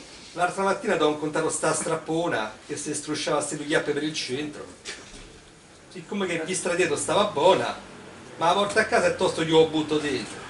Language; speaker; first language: Italian; native; Italian